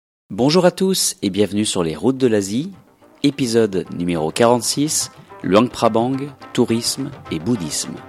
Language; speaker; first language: French; native; French